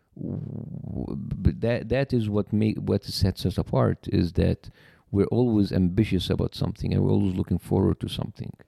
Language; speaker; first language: English; non-native, fluent; Arabic